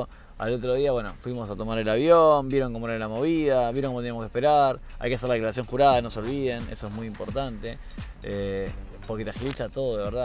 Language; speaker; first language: Spanish; native; Spanish